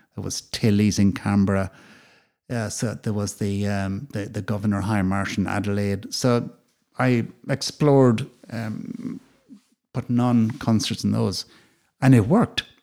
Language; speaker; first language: English; native; English